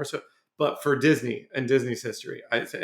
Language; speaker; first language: English; native; English